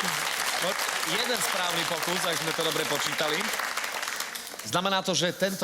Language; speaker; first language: Slovak; native; Slovak